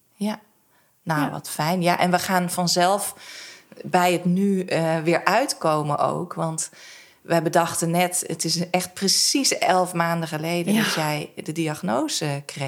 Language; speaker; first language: Dutch; native; Dutch